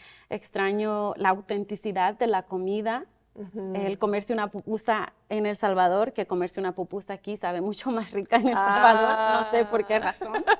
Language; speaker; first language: Spanish; early bilingual, other home language; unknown